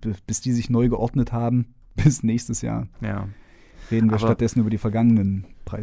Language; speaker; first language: German; native; German